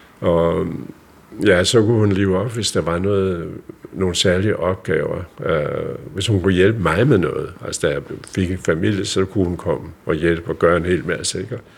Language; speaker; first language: Danish; native; Danish